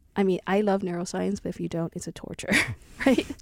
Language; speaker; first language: English; native; English